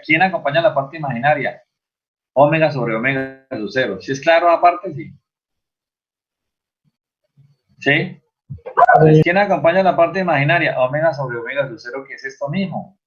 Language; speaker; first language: Spanish; native; Spanish